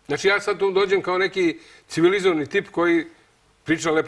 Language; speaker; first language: Croatian; native; Croatian